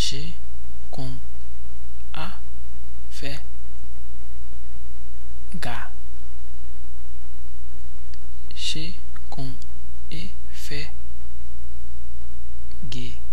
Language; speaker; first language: Spanish; non-native, fluent; Haitian Creole